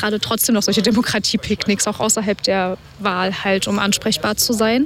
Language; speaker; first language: German; native; German